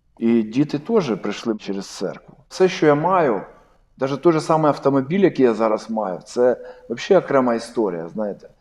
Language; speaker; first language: Ukrainian; non-native, local second language; Russian